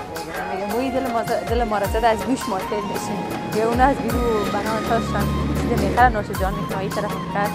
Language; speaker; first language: Persian; native; Persian